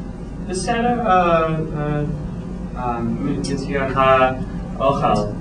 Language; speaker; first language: Hebrew; non-native, learner; English